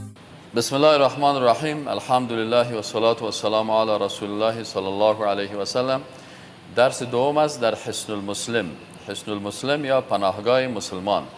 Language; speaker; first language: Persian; native; Persian